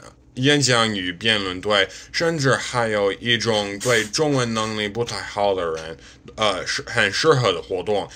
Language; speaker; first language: Chinese; non-native, learner; English